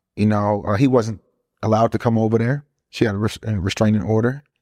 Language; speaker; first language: English; early bilingual, other home language; Spanish